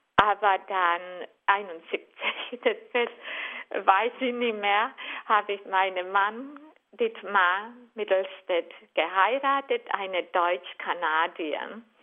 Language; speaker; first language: German; non-native, fluent; Hungarian